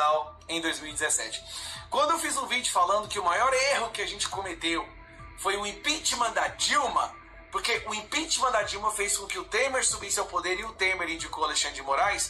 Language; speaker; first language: Portuguese; native; Portuguese